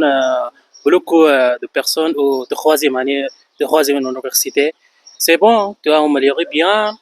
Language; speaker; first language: French; non-native, fluent; Arabic